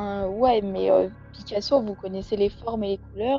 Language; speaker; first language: French; native; French